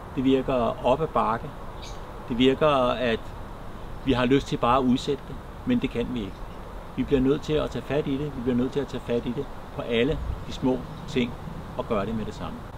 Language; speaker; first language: Danish; native; Danish